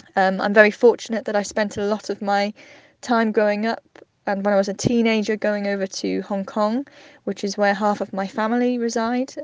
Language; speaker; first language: English; native; English